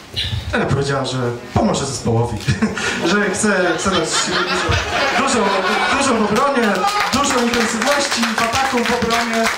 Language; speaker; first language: Polish; native; Polish